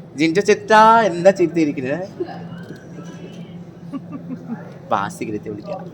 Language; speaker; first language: Malayalam; non-native, local second language; Assamese